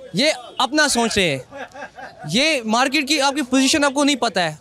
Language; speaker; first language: Hindi; native; Hindi